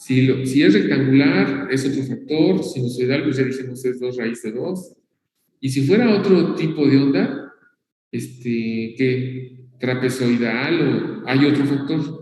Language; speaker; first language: Spanish; native; Spanish